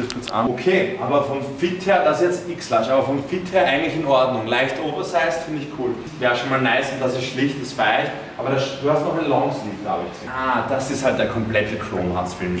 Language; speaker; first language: German; native; German